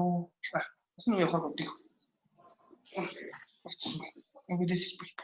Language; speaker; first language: Spanish; native; Spanish